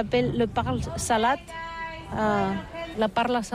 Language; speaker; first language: French; non-native, learner; Catalan